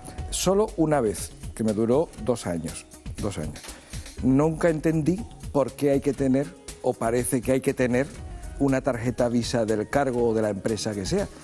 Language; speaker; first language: Spanish; native; Spanish